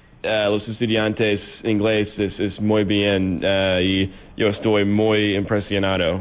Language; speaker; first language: Spanish; non-native, learner; English